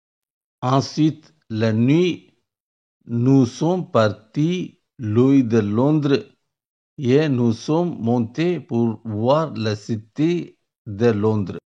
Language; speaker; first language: French; non-native, learner; Tamil